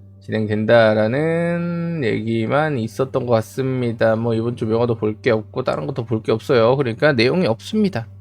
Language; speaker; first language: Korean; native; Korean